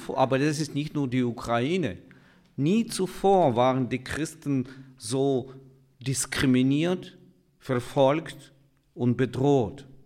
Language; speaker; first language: German; non-native, fluent; Russian